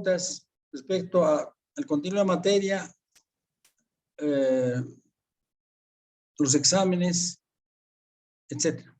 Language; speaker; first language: Spanish; native; Spanish